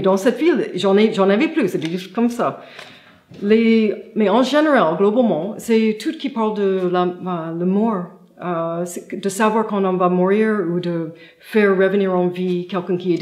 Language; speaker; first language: French; non-native, fluent; English